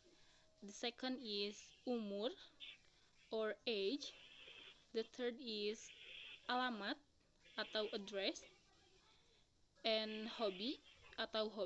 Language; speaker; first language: English; non-native, learner; Indonesian